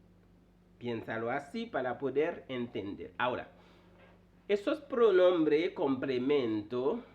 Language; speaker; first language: Spanish; non-native, fluent; Haitian Creole